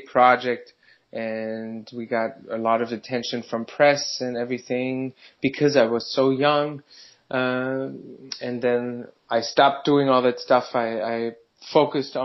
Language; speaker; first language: English; non-native, fluent; German